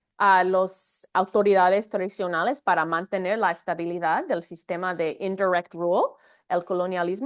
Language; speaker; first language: Spanish; non-native, fluent; English